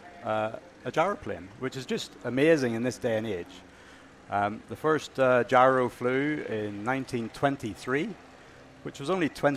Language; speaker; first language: English; native; English